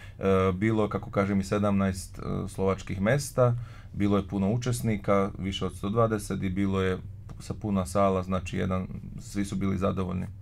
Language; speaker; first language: Croatian; non-native, local second language; Slovak